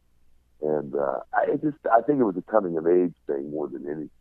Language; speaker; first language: English; native; English